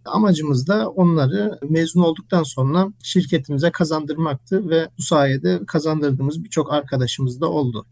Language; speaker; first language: Turkish; early bilingual, heritage; Turkish